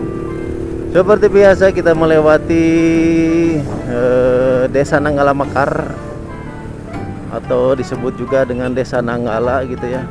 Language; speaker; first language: Indonesian; non-native, local second language; Sundanese